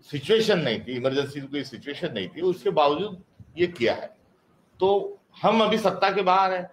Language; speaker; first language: Hindi; non-native, local second language; Marathi